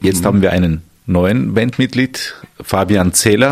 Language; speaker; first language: German; non-native, fluent; Armenian